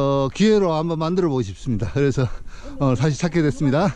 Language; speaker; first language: Korean; native; Korean